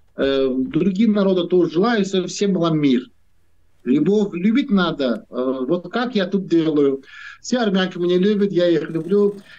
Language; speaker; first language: Russian; non-native, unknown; Turkish